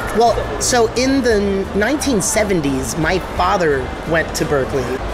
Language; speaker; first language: English; native; English